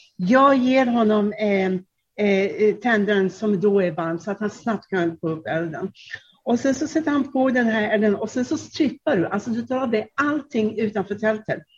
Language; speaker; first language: Swedish; non-native, fluent; Czech